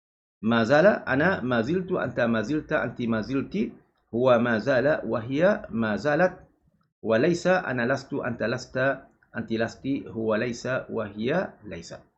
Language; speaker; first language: Arabic; non-native, fluent; Malay